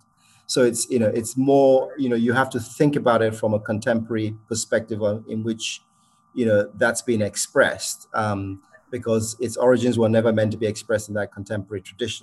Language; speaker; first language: English; non-native, local second language; Yoruba